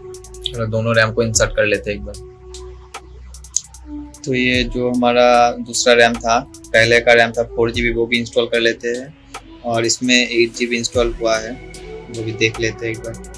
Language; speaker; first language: Hindi; non-native, local second language; Bangla